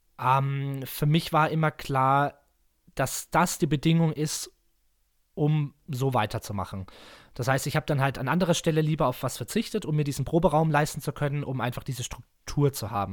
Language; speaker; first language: German; native; German